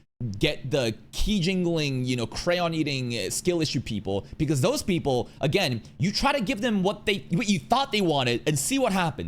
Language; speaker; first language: English; native; English